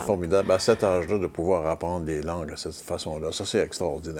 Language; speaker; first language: French; native; French